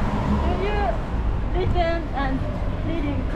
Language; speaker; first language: English; non-native, learner; Japanese